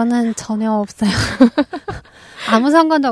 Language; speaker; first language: Korean; non-native, local second language; Chinese